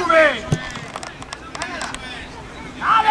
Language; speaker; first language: Spanish; native; Spanish